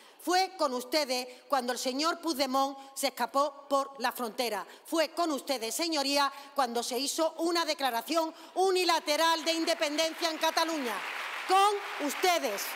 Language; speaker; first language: Spanish; native; Spanish